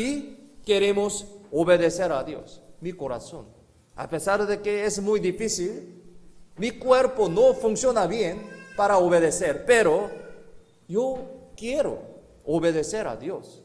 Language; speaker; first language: Spanish; non-native, learner; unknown